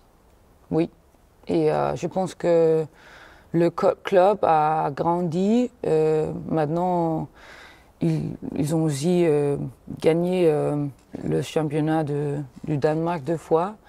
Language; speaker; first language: French; non-native, fluent; Danish